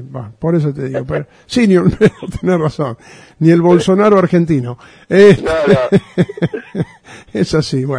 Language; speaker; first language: Spanish; native; Spanish